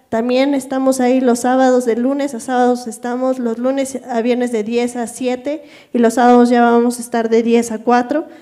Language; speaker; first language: Spanish; native; Spanish